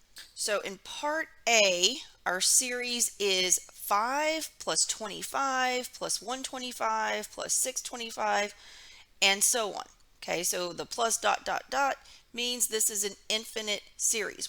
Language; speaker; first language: English; native; English